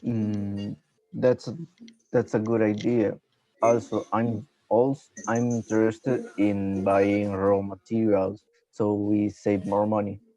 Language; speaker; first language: English; non-native, learner; Spanish